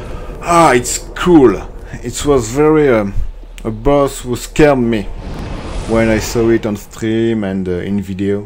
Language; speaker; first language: English; non-native, learner; French